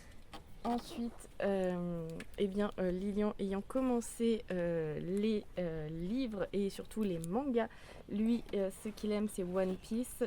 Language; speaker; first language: French; native; French